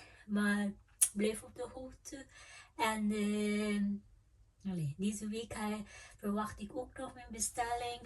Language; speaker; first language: Dutch; non-native, fluent; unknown